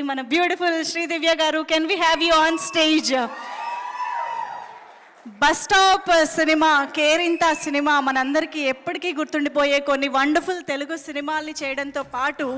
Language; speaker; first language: Telugu; native; Telugu